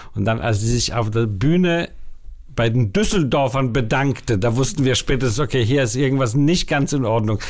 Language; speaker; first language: German; non-native, fluent; Danish